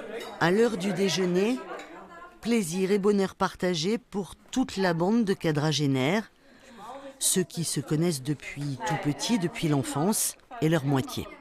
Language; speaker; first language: French; native; French